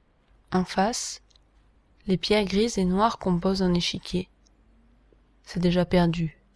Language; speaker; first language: French; native; French